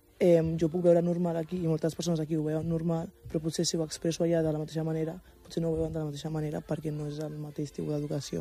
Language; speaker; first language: Catalan; early bilingual, other home language; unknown